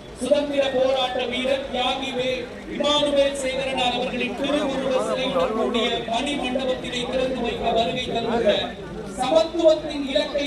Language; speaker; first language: Tamil; native; Tamil